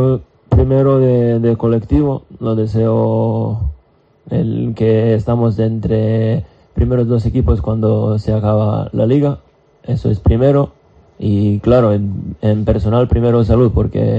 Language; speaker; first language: Spanish; non-native, fluent; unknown